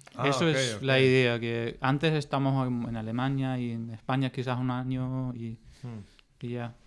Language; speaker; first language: Spanish; non-native, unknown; German